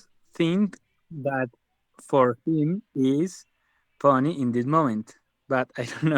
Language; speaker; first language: English; non-native, learner; Spanish